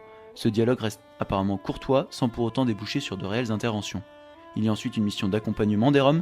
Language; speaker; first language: French; native; French